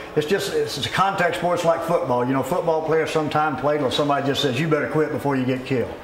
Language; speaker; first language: English; native; English